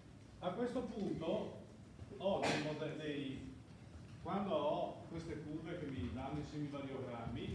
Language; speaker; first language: Italian; native; Italian